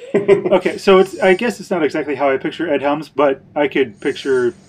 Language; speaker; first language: English; native; English